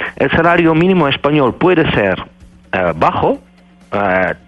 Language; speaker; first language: Spanish; non-native, fluent; Dutch